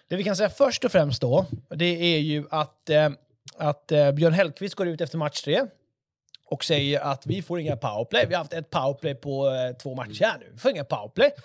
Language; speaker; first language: Swedish; native; Swedish